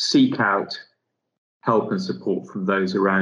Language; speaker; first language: English; native; English